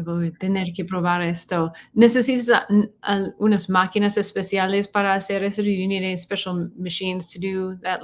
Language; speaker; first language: Spanish; non-native, learner; English